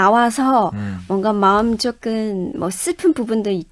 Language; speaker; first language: Korean; non-native, fluent; Chinese